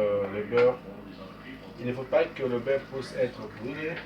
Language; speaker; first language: French; non-native, fluent; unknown